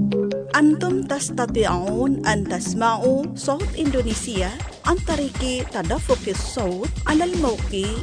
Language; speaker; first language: Arabic; non-native, fluent; Indonesian